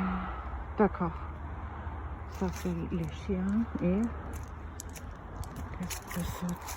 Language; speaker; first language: French; non-native, fluent; German